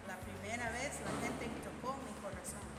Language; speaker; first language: Spanish; non-native, learner; English